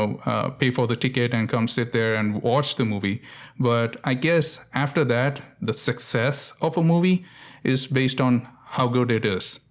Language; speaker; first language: English; non-native, local second language; Tamil